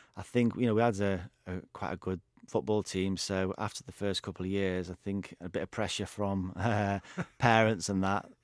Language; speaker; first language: English; native; English